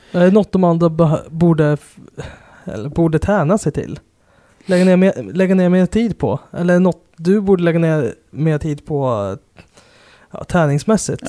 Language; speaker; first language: Swedish; native; Swedish